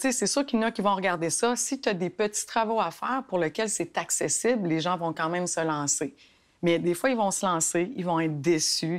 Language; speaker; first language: French; native; French